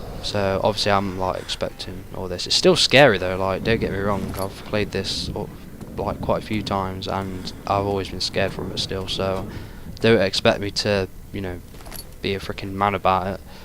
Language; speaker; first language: English; native; English